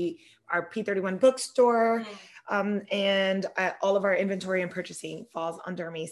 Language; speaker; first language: English; non-native, fluent; Spanish